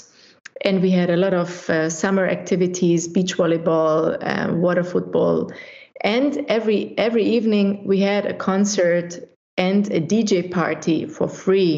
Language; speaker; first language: English; non-native, fluent; German